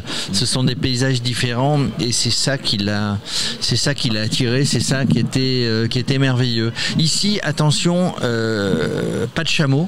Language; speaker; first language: French; native; French